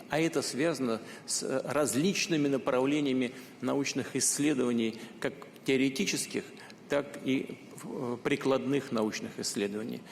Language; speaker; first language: Russian; native; Russian